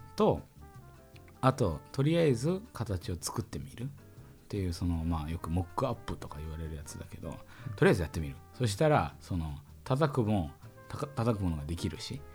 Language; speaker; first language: Japanese; non-native, fluent; German